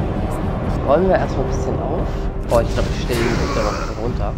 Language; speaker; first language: German; native; German